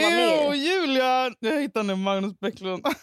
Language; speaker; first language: Swedish; native; Swedish